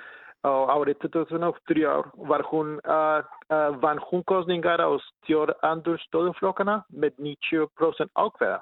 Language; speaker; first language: Icelandic; non-native, learner; Spanish